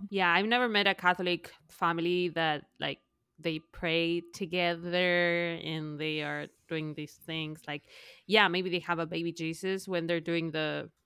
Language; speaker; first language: English; non-native, fluent; Spanish